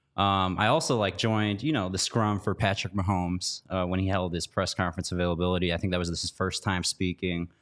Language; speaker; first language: English; native; English